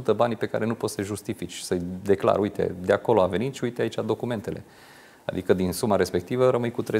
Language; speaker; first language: Romanian; non-native, local second language; Hungarian